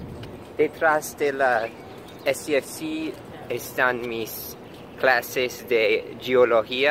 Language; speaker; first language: Spanish; non-native, learner; English